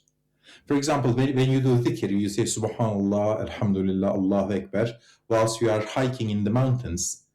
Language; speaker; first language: English; non-native, fluent; Turkish